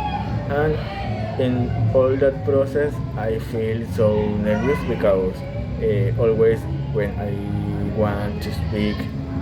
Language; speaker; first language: English; non-native, learner; Spanish